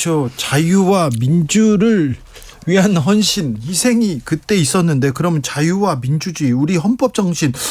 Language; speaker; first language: Korean; native; Korean